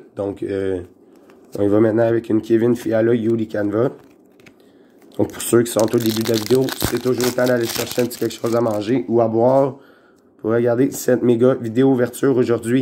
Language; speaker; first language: French; native; French